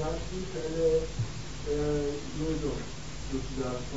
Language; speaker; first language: German; native; German